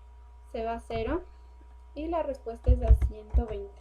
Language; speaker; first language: Spanish; native; Spanish